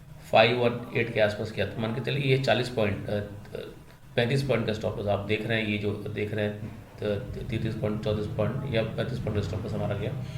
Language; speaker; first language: Hindi; native; Hindi